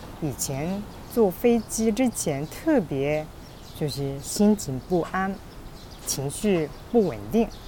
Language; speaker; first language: Chinese; non-native, fluent; Japanese